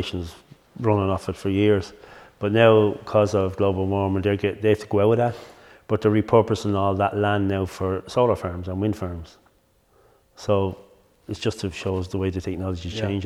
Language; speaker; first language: English; native; English